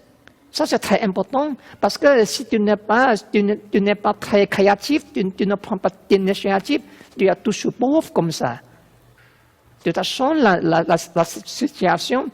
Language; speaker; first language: French; non-native, fluent; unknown